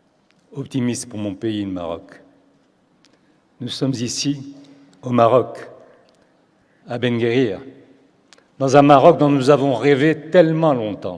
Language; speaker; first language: French; non-native, local second language; Arabic